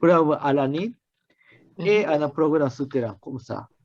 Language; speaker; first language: French; non-native, learner; Japanese